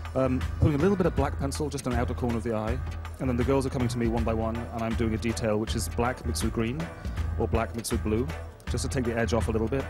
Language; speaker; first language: English; non-native, fluent; Russian